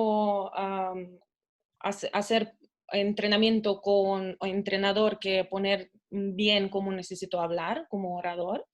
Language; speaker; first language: Spanish; non-native, learner; Russian